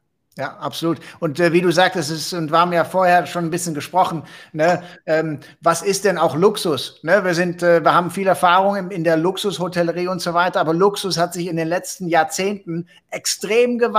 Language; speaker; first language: German; native; German